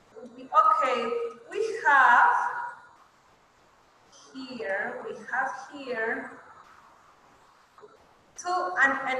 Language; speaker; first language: English; non-native, fluent; Spanish